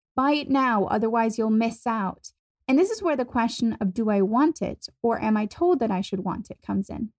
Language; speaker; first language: English; non-native, fluent; German